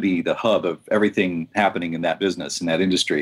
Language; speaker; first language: English; native; English